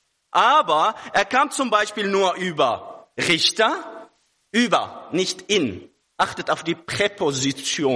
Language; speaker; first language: German; non-native, fluent; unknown